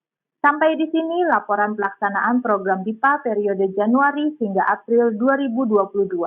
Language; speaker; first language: Indonesian; native; Indonesian